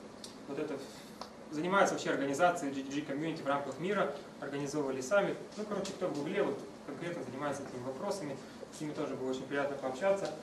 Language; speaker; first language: Russian; native; Russian